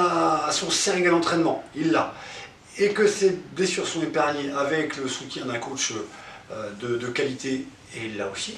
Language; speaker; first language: French; native; French